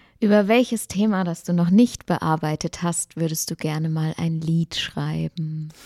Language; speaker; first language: German; native; German